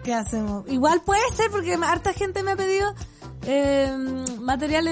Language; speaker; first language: Spanish; native; Spanish